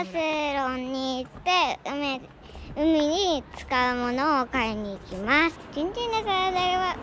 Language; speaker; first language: Japanese; early bilingual, heritage; Japanese